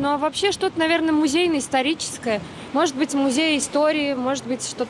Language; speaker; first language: Russian; native; Russian